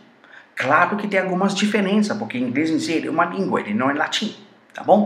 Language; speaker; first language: Portuguese; non-native, fluent; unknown